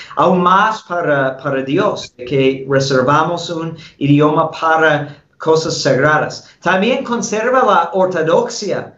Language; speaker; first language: Spanish; non-native, fluent; English